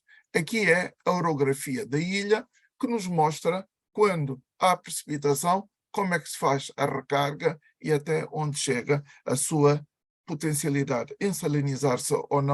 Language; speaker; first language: Portuguese; non-native, local second language; Kabuverdianu